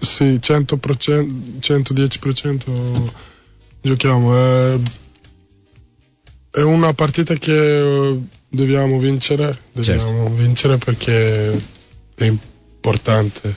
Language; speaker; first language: Italian; non-native, learner; Serbian